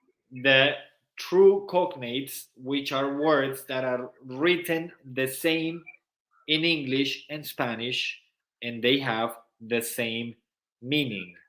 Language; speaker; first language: English; non-native, fluent; Spanish